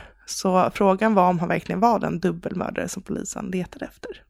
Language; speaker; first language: Swedish; native; Swedish